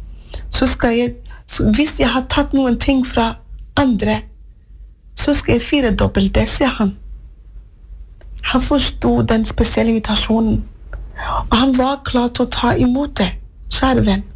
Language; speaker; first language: Norwegian; non-native, fluent; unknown